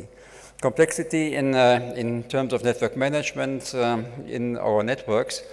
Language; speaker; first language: English; non-native, fluent; German